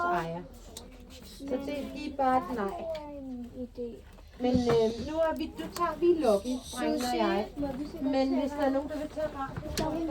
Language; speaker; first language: Danish; native; Danish